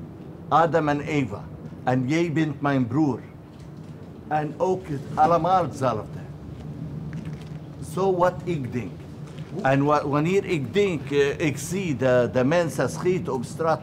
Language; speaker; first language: Dutch; non-native, learner; Arabic